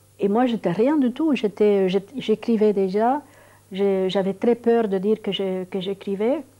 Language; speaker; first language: French; non-native, fluent; Spanish